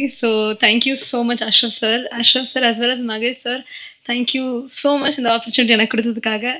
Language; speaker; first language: Tamil; non-native, learner; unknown